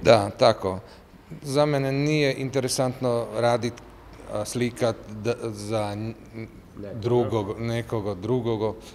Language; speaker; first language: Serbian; non-native, learner; Slovak